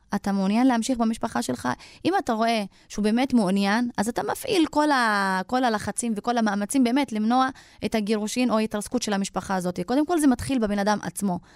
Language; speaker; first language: Hebrew; non-native, local second language; Arabic